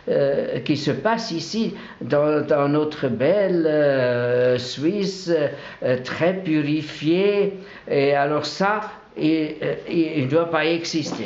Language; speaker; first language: French; non-native, local second language; German